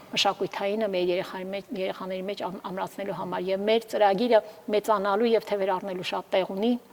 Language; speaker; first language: Armenian; early bilingual, heritage; Armenian